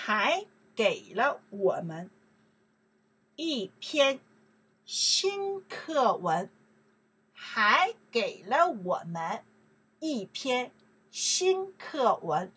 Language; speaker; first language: Chinese; non-native, learner; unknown